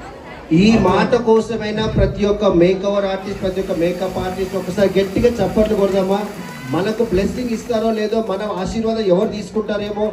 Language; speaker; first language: Telugu; native; Telugu